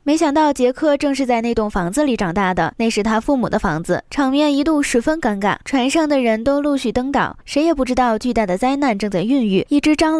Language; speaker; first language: Chinese; native; Chinese